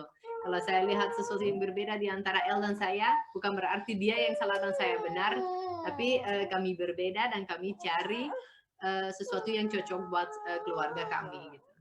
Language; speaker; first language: Indonesian; non-native, fluent; Dutch